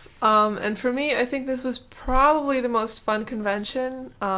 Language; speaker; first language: English; non-native, fluent; Dutch